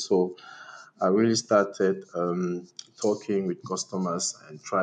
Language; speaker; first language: English; non-native, local second language; French